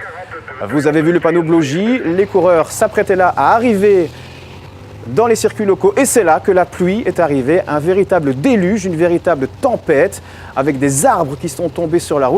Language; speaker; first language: French; native; French